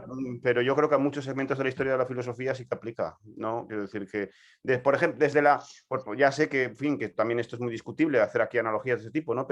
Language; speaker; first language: Spanish; native; Spanish